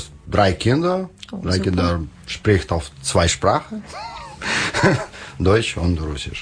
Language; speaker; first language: German; non-native, learner; Russian